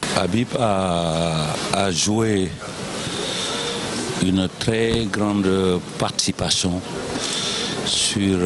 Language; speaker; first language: French; non-native, local second language; Wolof